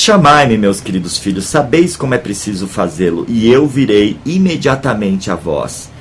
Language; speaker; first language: Portuguese; native; Portuguese